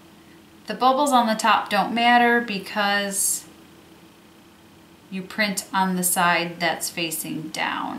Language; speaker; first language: English; native; English